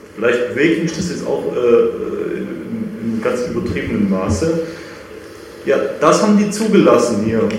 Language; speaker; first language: German; native; German